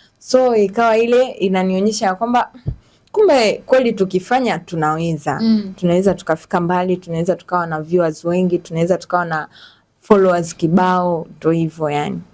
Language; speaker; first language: Swahili; native; Swahili